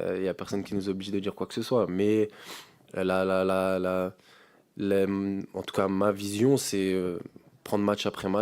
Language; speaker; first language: French; native; French